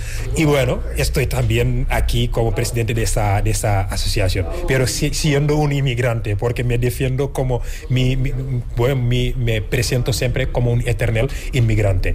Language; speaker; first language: Spanish; non-native, fluent; Wolof